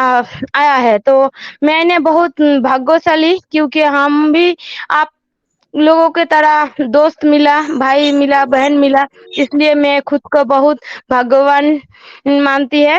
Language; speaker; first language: Hindi; non-native, learner; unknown